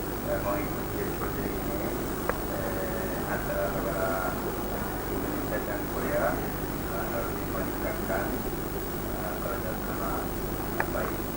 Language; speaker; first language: Indonesian; non-native, learner; Korean